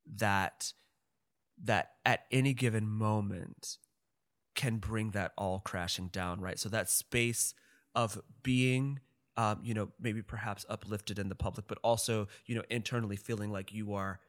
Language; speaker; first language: English; native; English